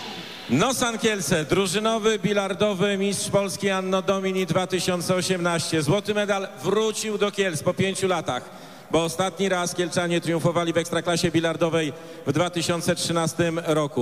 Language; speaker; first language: Polish; native; Polish